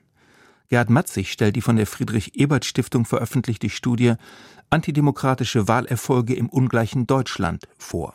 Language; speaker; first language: German; native; German